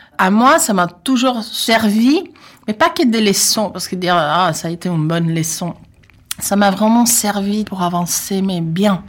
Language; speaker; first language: French; non-native, fluent; Italian